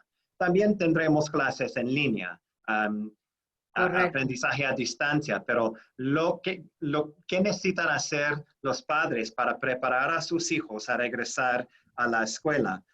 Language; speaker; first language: Spanish; non-native, fluent; English